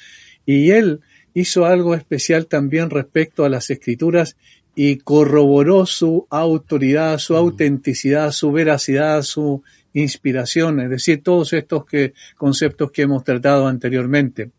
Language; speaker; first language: Spanish; native; Spanish